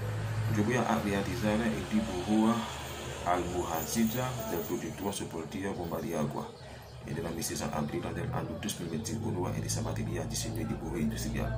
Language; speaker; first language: Spanish; non-native, learner; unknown